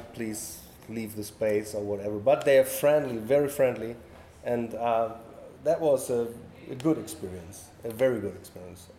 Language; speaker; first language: English; non-native, learner; German